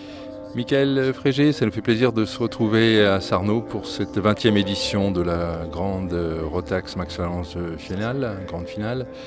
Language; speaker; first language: French; native; French